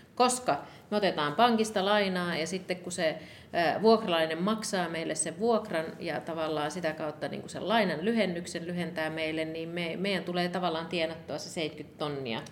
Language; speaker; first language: Finnish; native; Finnish